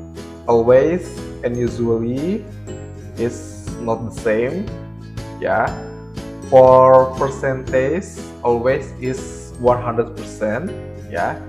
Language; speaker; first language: English; non-native, learner; Indonesian